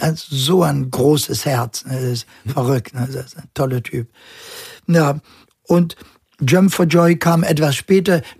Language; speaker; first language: German; non-native, fluent; French